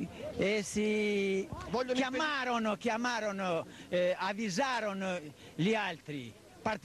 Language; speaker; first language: Italian; non-native, learner; Albanian